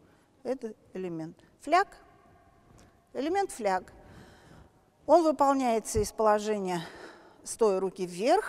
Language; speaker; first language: Russian; native; Russian